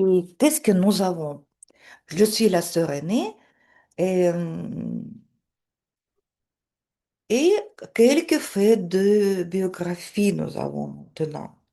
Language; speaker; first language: French; non-native, fluent; Russian